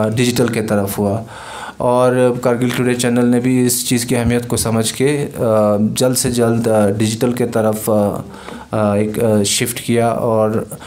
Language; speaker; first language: Hindi; non-native, local second language; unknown